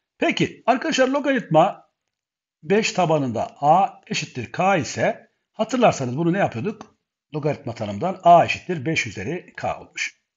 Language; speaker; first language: Turkish; native; Turkish